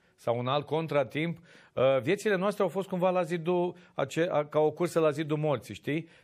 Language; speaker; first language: Romanian; native; Romanian